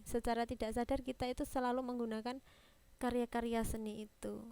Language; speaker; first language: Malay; non-native, local second language; Javanese